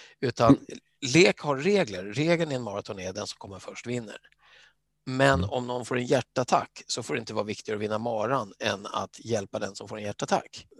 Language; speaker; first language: Swedish; native; Swedish